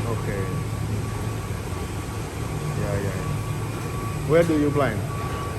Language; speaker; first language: English; non-native, learner; Indonesian